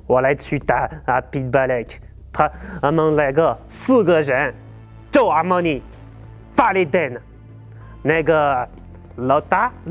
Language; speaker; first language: Chinese; non-native, learner; French